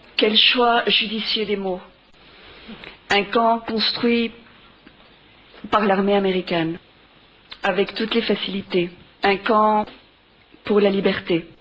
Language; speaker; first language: French; non-native, fluent; Spanish